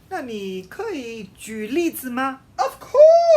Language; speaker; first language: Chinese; non-native, fluent; English